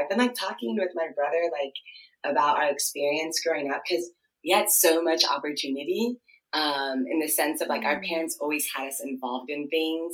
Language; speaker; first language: English; early bilingual, other home language; Akan